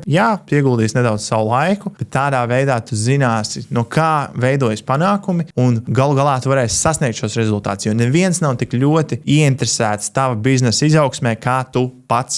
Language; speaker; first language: Latvian; native; Latvian